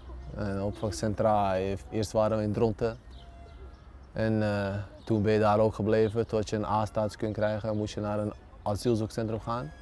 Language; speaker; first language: Dutch; early bilingual, other home language; Bosnian